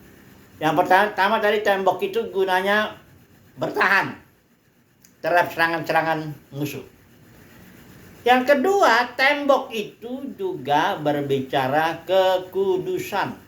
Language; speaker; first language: Indonesian; native; Indonesian